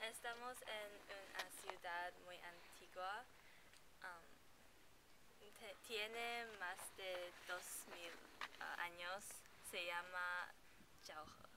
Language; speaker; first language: Spanish; non-native, learner; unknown